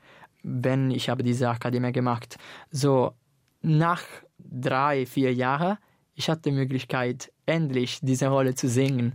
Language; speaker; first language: German; non-native, learner; Italian